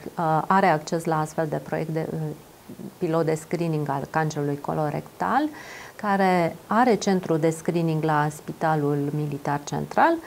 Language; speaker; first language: Romanian; native; Romanian